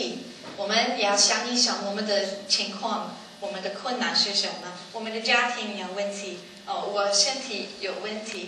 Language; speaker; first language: Chinese; non-native, learner; English